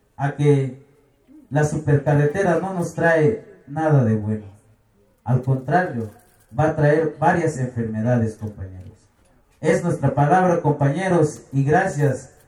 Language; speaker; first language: Spanish; non-native, local second language; Tzeltal